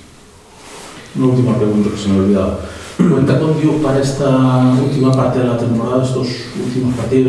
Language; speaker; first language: Spanish; native; Spanish